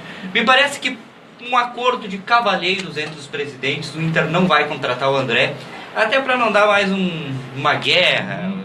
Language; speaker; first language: Portuguese; native; Portuguese